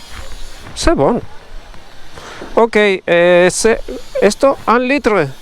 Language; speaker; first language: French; non-native, learner; Spanish